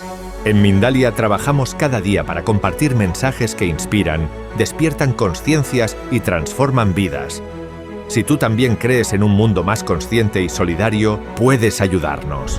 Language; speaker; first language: Spanish; native; Spanish